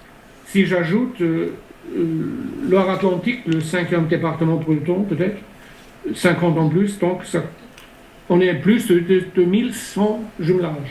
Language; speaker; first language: French; non-native, fluent; German